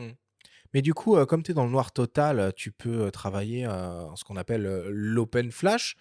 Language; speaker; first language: French; native; French